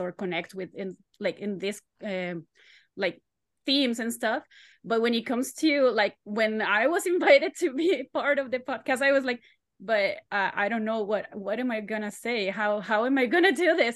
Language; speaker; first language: English; non-native, fluent; Spanish